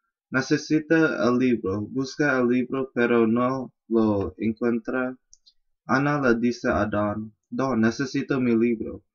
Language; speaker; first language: Spanish; non-native, learner; English